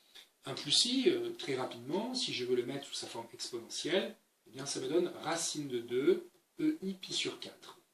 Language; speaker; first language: French; native; French